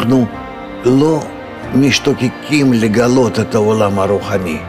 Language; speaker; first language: Hebrew; non-native, fluent; Russian